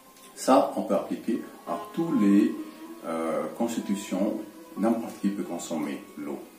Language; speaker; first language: French; non-native, fluent; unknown